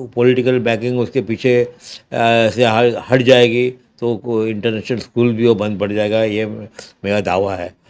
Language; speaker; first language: Hindi; non-native, local second language; Marathi